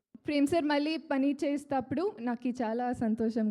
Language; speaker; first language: Telugu; non-native, learner; Kannada